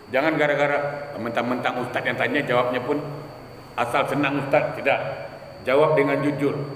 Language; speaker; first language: Malay; native; Malay